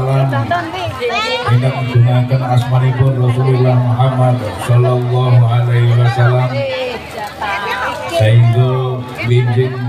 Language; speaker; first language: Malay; non-native, local second language; Javanese